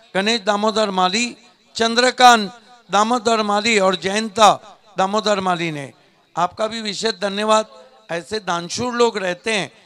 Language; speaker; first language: Hindi; non-native, local second language; Marathi